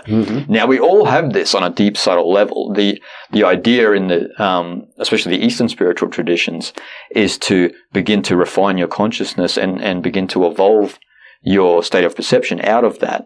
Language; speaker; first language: English; native; English